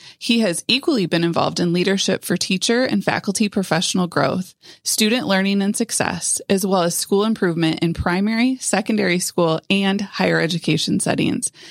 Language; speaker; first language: English; native; English